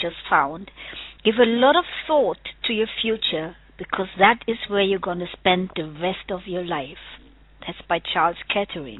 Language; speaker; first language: English; non-native, fluent; German